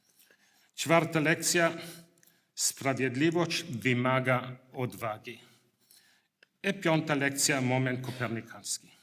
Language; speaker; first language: Polish; non-native, learner; English